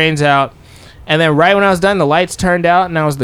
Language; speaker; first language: English; non-native, fluent; French